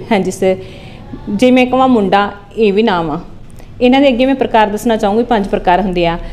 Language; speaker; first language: Hindi; non-native, local second language; Punjabi